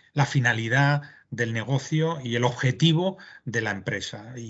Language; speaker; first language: Spanish; native; Spanish